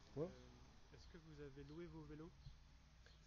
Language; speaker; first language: French; native; French